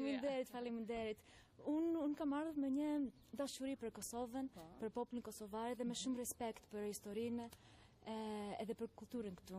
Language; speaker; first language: Albanian; non-native, learner; Greek